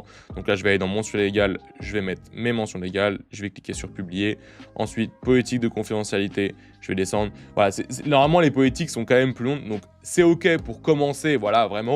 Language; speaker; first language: French; native; French